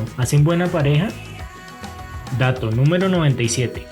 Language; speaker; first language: Spanish; native; Spanish